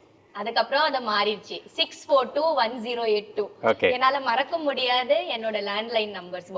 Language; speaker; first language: Tamil; non-native, fluent; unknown